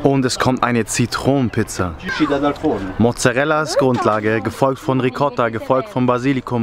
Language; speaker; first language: German; native; German